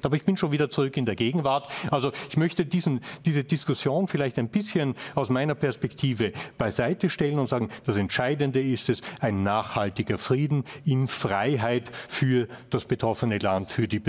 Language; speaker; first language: German; native; German